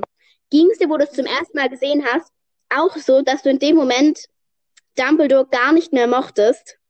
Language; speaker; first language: German; native; German